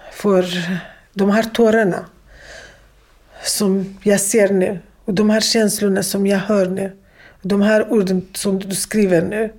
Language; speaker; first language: Swedish; non-native, fluent; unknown